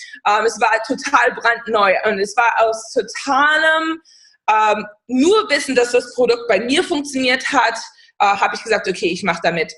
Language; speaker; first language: German; non-native, fluent; English